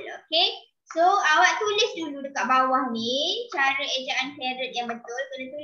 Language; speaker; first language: Malay; native; Malay